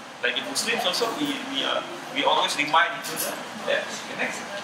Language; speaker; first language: English; non-native, fluent; Indonesian